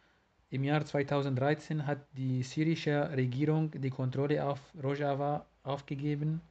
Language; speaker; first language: German; non-native, learner; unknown